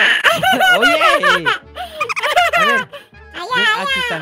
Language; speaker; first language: Spanish; native; Spanish